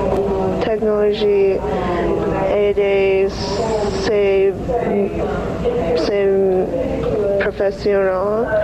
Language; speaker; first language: French; non-native, learner; English